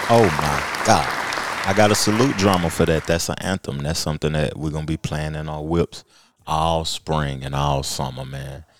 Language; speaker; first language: English; native; English